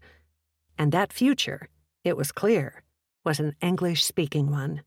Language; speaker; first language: English; early bilingual, other home language; Czech